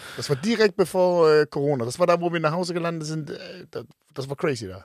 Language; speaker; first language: German; non-native, fluent; Danish